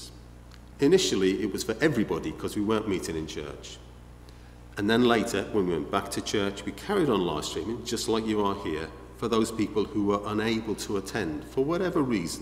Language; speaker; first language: English; native; English